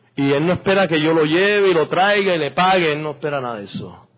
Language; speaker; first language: Spanish; early bilingual, heritage; Spanish